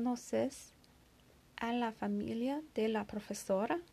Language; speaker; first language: Spanish; non-native, learner; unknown